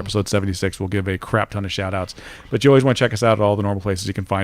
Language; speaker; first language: English; native; English